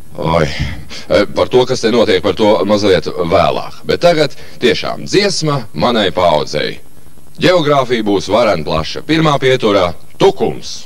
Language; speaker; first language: Latvian; native; Latvian